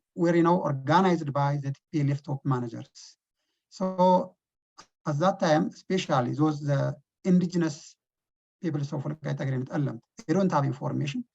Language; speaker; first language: English; non-native, local second language; Amharic